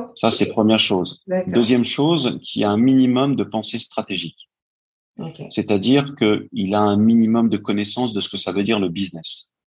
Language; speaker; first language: French; native; French